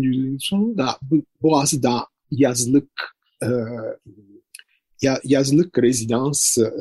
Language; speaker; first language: Turkish; non-native, fluent; Italian